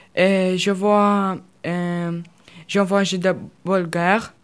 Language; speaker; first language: French; non-native, learner; Russian